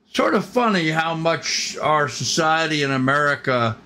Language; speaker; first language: English; native; English